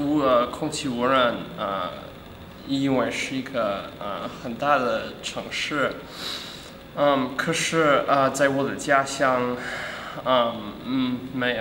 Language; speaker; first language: Chinese; non-native, learner; English